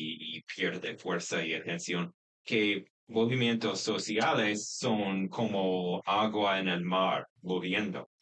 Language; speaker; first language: Spanish; non-native, fluent; English